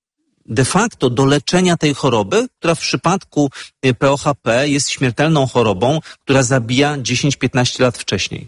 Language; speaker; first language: Polish; native; Polish